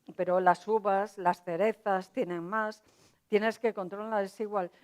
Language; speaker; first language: Spanish; non-native, local second language; Galician